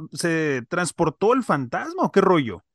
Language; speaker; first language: Spanish; native; Spanish